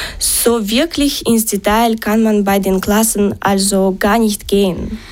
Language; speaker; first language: German; non-native, learner; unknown